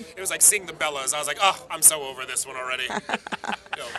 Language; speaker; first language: English; native; English